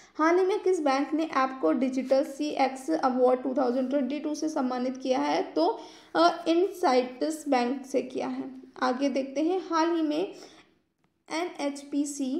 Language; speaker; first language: Hindi; native; Hindi